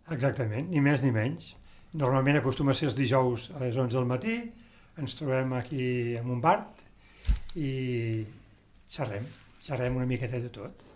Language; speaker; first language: Catalan; native; Catalan